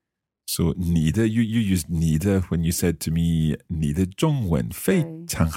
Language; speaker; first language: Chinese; non-native, learner; English